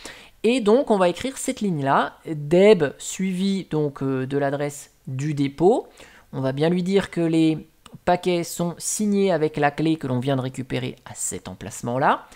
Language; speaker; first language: French; native; French